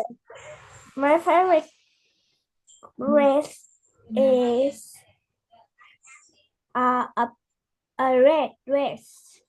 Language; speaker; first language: English; non-native, learner; Vietnamese